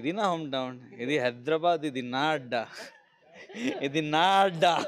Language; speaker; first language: Telugu; non-native, local second language; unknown